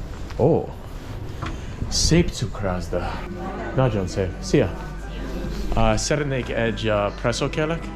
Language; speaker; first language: Hungarian; non-native, learner; English